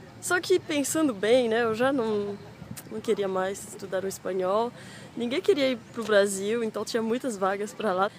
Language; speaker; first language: Portuguese; non-native, fluent; French